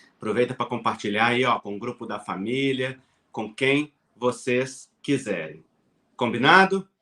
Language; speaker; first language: Portuguese; native; Portuguese